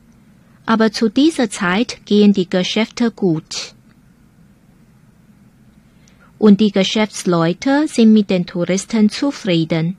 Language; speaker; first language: German; non-native, fluent; Chinese